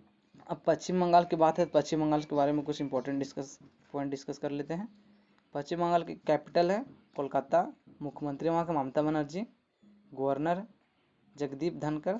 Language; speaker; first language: Hindi; native; Hindi